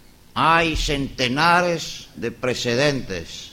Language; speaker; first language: Spanish; non-native, learner; Greek